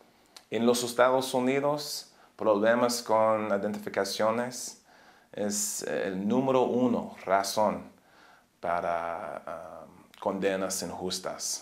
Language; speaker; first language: Spanish; non-native, learner; English